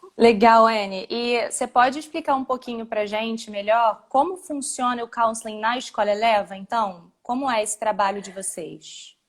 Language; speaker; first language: Portuguese; native; Portuguese